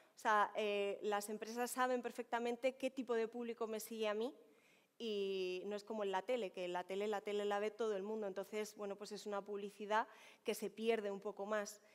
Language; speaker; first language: Spanish; native; Spanish